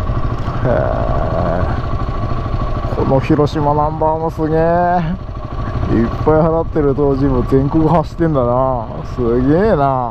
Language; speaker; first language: Japanese; native; Japanese